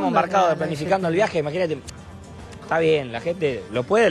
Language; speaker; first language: Spanish; native; Spanish